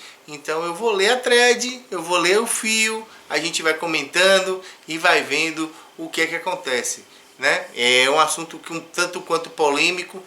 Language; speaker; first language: Portuguese; native; Portuguese